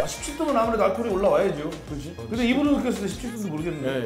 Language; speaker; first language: Korean; native; Korean